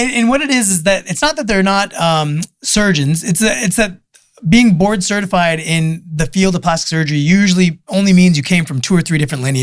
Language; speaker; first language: English; native; English